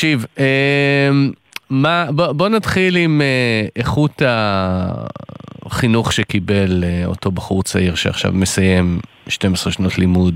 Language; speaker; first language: Hebrew; native; Hebrew